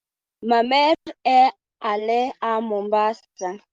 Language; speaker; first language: French; non-native, learner; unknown